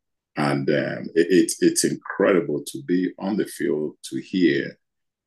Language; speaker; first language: English; non-native, local second language; Igbo